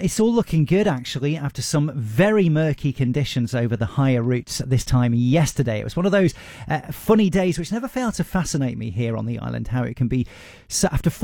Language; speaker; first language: English; native; English